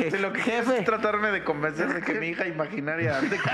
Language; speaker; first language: Spanish; native; Spanish